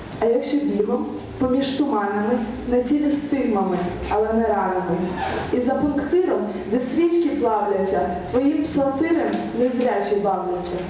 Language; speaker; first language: Ukrainian; native; Ukrainian